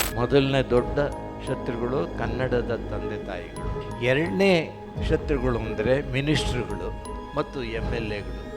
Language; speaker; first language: Kannada; non-native, local second language; Telugu